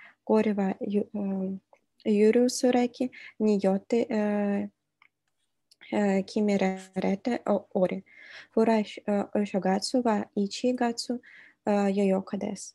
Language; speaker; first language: Japanese; non-native, learner; Russian